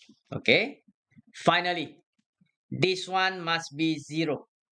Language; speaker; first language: English; non-native, local second language; Malay